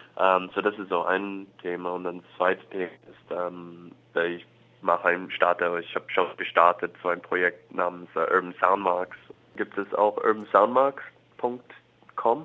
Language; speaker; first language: German; non-native, fluent; English